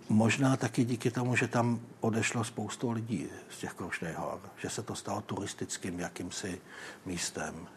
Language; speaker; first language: Czech; native; Czech